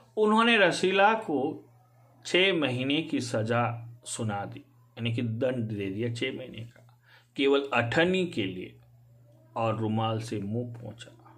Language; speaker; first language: Hindi; native; Hindi